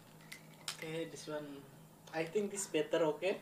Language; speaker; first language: English; non-native, learner; Indonesian